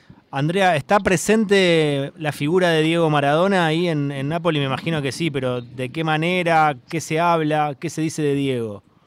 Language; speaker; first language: Spanish; native; Spanish